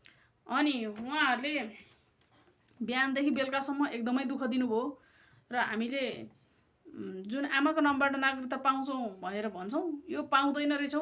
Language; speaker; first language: Nepali; native; Nepali